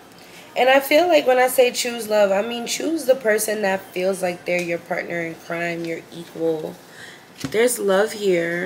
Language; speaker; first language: English; native; English